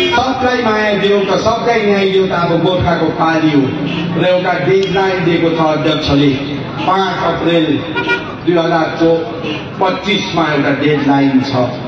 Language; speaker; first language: Nepali; native; Nepali